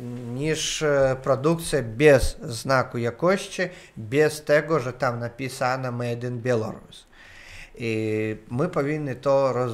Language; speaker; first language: Polish; non-native, learner; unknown